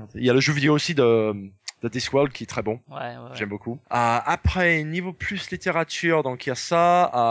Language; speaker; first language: French; non-native, fluent; English